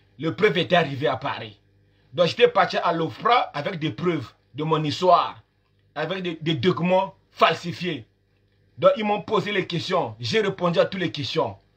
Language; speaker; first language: French; non-native, local second language; Lingala